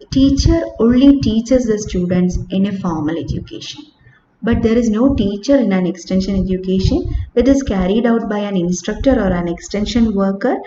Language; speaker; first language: English; non-native, local second language; Malayalam